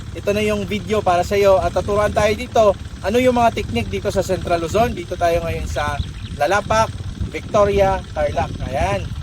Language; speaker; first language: Filipino; native; Filipino